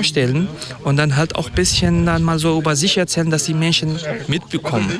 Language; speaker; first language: German; non-native, fluent; Kurdish